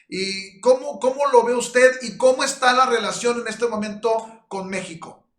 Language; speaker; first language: Spanish; native; Spanish